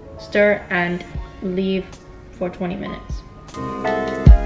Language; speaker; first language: English; native; English